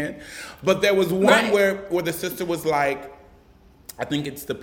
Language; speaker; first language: English; native; English